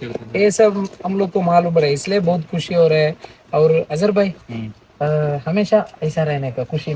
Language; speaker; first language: Hindi; non-native, fluent; Malayalam